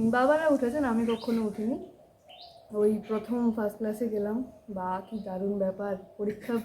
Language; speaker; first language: Bangla; native; Bangla